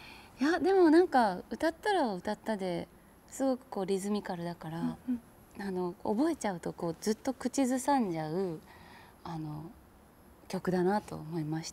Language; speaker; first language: Japanese; native; Japanese